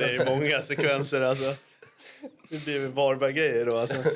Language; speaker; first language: Swedish; native; Swedish